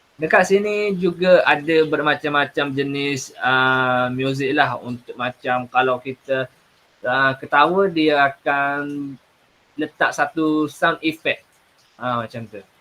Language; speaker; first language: Malay; native; Malay